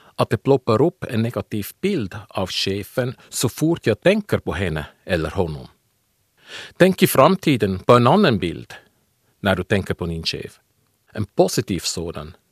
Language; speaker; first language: Swedish; non-native, fluent; Swiss German